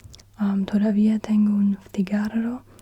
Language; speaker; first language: Spanish; non-native, learner; German